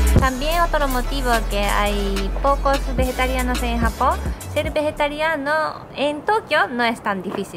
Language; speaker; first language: Spanish; non-native, learner; Japanese